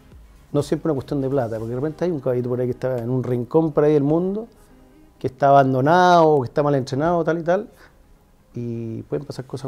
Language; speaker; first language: Spanish; native; Spanish